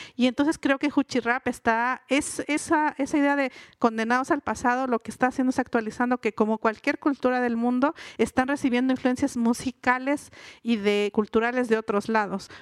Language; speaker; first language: Spanish; non-native, local second language; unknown